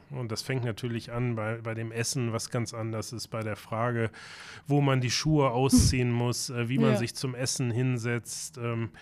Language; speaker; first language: German; native; German